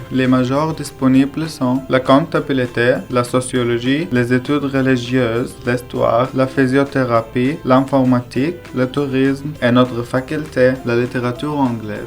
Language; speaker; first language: French; non-native, learner; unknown